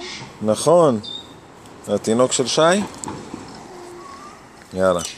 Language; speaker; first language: Hebrew; native; Hebrew